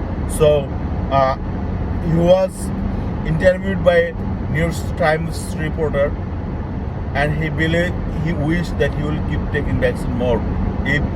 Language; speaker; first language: English; non-native, local second language; Bangla